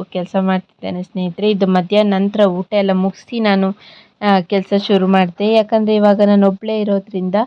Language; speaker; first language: Kannada; non-native, local second language; Tulu